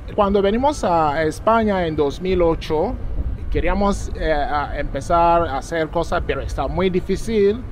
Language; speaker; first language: Spanish; non-native, learner; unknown